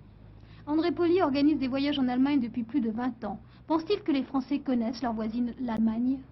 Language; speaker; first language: French; native; French